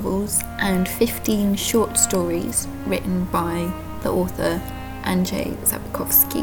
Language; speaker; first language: English; native; English